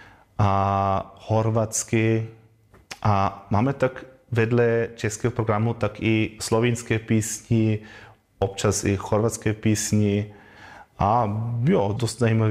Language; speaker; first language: Czech; non-native, fluent; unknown